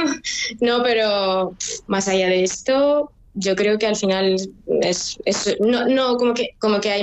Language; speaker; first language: Spanish; non-native, fluent; French